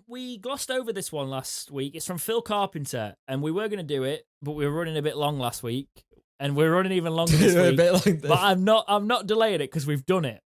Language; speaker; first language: English; native; English